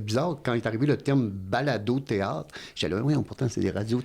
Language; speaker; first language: French; native; French